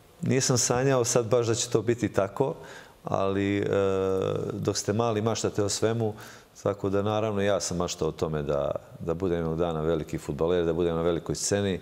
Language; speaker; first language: Serbian; native; Serbian